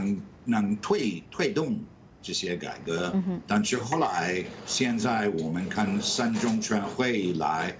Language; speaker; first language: Chinese; non-native, fluent; English